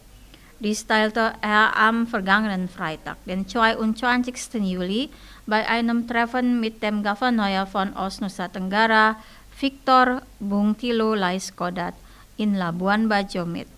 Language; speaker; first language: German; non-native, fluent; Indonesian